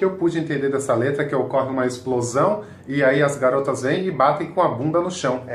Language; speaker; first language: Portuguese; native; Portuguese